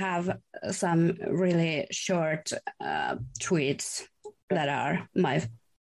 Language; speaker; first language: English; non-native, fluent; Finnish